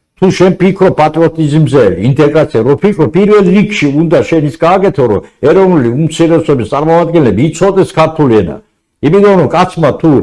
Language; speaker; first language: Georgian; non-native, local second language; Azerbaijani